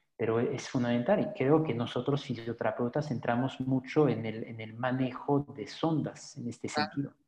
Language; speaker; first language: Spanish; non-native, fluent; French